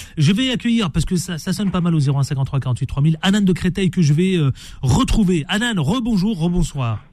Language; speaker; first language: French; native; French